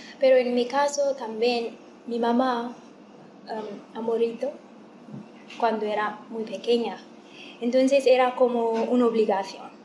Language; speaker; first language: Spanish; non-native, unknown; Amharic